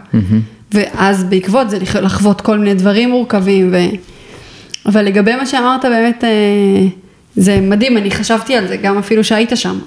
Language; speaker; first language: Hebrew; native; Hebrew